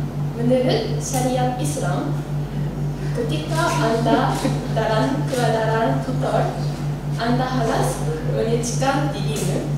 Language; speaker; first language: Indonesian; non-native, learner; Japanese